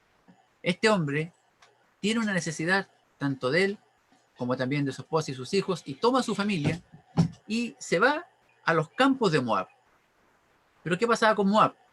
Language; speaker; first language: Spanish; native; Spanish